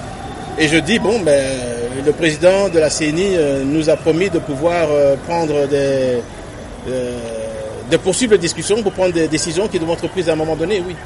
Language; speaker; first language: French; non-native, local second language; Lingala